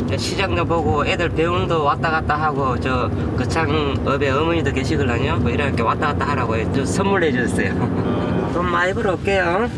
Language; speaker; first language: Korean; native; Korean